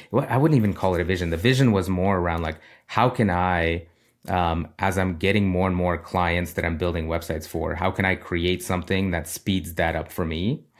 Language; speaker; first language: English; early bilingual, other home language; Russian